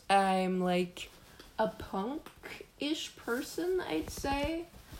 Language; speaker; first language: English; non-native, fluent; Danish